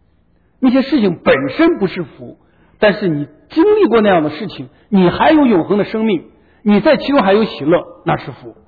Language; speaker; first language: Chinese; native; Chinese